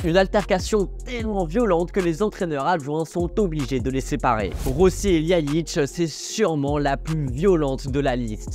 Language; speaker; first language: French; native; French